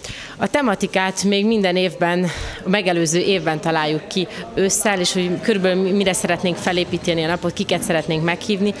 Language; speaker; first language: Hungarian; native; Hungarian